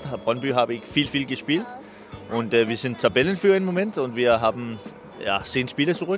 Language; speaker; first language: German; non-native, fluent; Danish